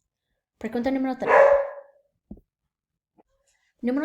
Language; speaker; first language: Spanish; non-native, learner; English